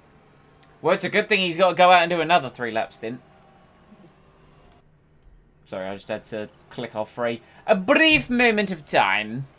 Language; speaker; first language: English; native; English